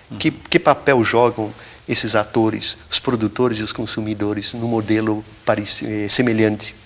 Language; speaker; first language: Portuguese; native; Portuguese